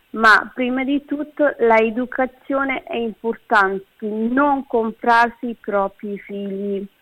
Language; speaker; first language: Italian; non-native, fluent; Kabuverdianu